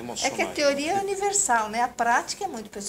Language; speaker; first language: Portuguese; native; Portuguese